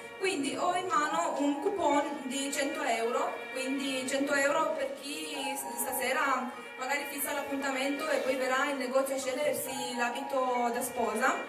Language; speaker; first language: Italian; non-native, fluent; Romanian